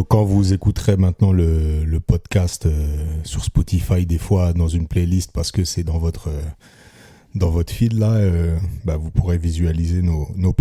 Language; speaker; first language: French; native; French